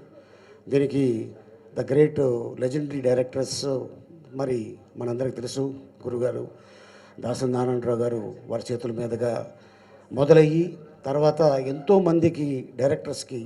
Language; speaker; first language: Telugu; native; Telugu